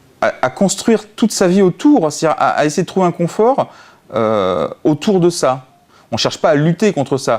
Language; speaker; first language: French; native; French